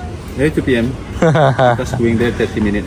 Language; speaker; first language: English; non-native, learner; Indonesian